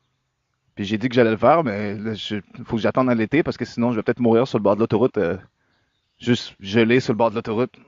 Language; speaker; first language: French; native; French